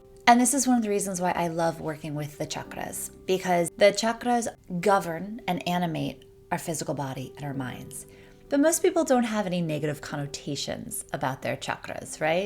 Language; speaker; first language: English; native; English